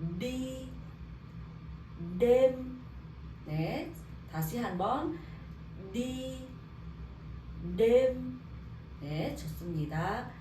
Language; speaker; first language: Korean; non-native, learner; Vietnamese